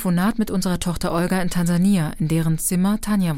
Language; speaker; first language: German; native; German